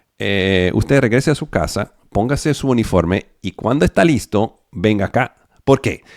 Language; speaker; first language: Spanish; non-native, fluent; Italian